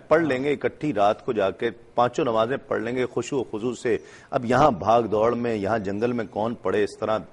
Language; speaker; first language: Urdu; native; Urdu